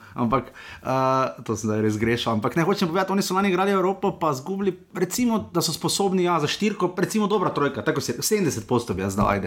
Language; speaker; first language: Slovenian; native; Slovenian